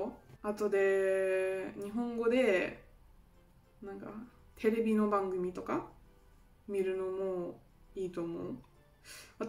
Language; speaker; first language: Japanese; non-native, fluent; German